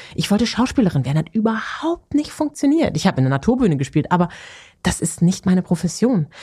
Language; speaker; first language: German; native; German